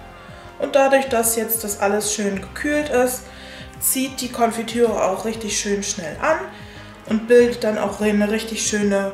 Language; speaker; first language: German; native; German